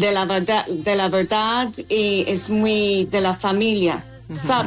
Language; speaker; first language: Spanish; non-native, fluent; English